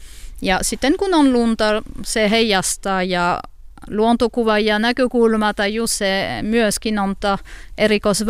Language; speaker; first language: Finnish; non-native, fluent; French